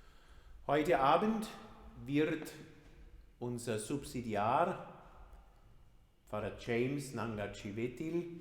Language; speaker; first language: German; native; German